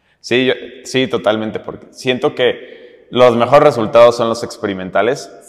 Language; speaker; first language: Spanish; native; Spanish